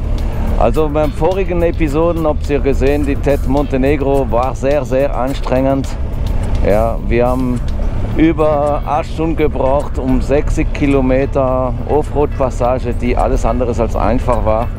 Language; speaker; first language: German; non-native, fluent; French